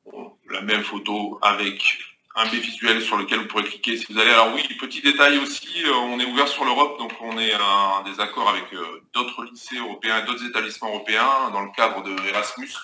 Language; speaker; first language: French; native; French